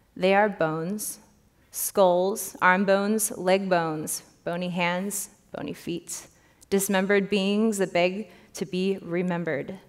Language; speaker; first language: English; native; English